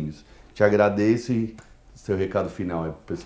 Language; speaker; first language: Portuguese; native; Portuguese